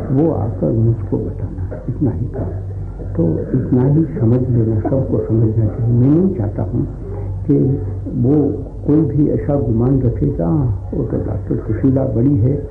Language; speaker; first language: Hindi; non-native, local second language; Gujarati